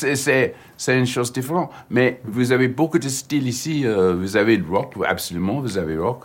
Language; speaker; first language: French; non-native, fluent; English